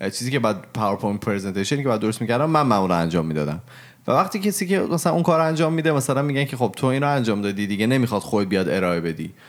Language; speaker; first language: Persian; native; Persian